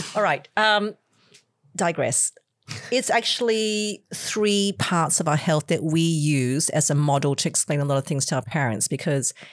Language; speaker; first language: English; non-native, local second language; Cantonese